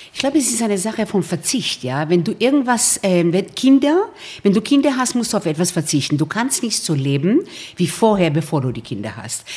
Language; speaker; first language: German; early bilingual, other home language; Romanian